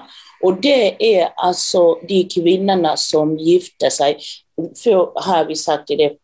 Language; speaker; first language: Norwegian; non-native, fluent; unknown